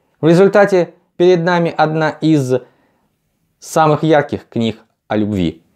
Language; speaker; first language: Russian; native; Russian